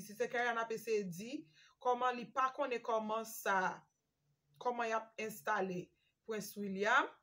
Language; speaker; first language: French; non-native, learner; Haitian Creole